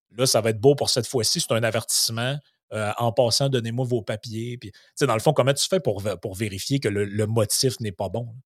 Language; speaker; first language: French; native; French